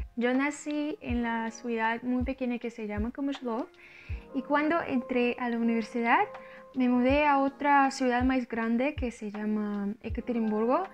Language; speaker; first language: Spanish; non-native, learner; Russian